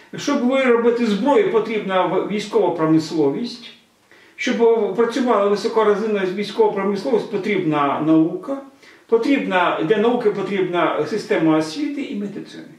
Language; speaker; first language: Ukrainian; non-native, local second language; Russian